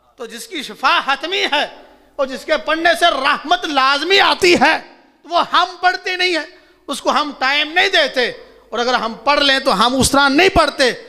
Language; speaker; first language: Urdu; non-native, local second language; Punjabi